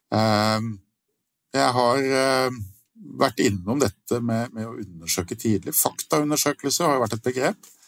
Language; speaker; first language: Norwegian; native; Norwegian